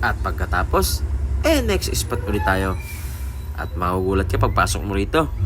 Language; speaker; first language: Filipino; native; Filipino